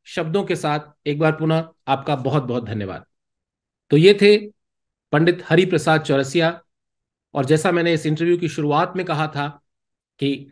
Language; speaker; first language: Hindi; native; Hindi